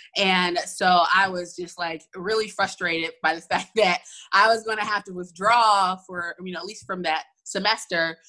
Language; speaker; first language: English; native; English